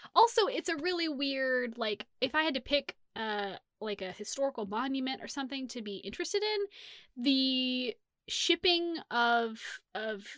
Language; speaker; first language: English; native; English